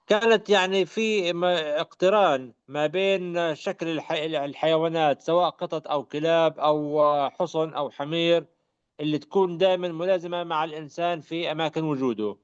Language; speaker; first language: Arabic; native; Arabic